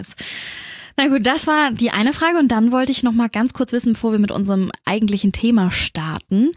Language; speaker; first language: German; native; German